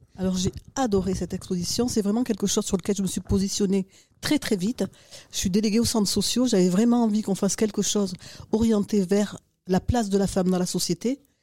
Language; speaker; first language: French; native; French